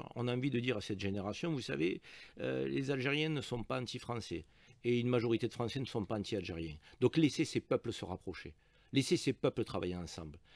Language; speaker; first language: French; native; French